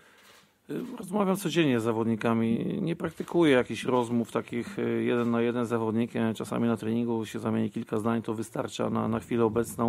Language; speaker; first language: Polish; native; Polish